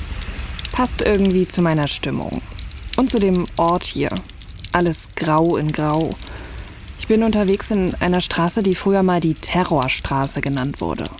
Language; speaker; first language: German; native; German